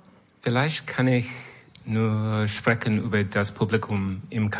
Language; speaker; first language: German; non-native, learner; French